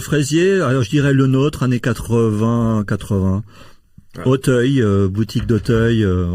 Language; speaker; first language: French; native; French